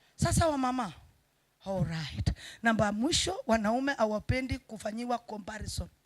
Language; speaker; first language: Swahili; non-native, local second language; Kalenjin